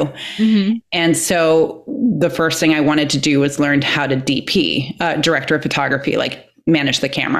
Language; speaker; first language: English; native; English